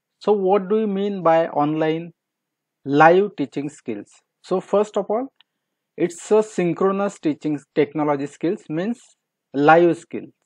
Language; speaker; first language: English; non-native, local second language; Marathi